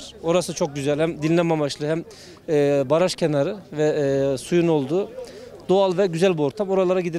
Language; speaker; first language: Turkish; native; Turkish